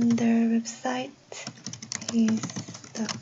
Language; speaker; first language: English; non-native, learner; Korean